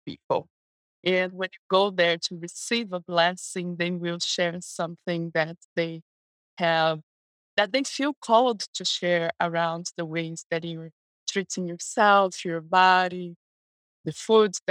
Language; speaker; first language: English; non-native, fluent; Portuguese